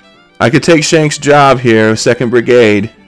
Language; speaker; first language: English; native; English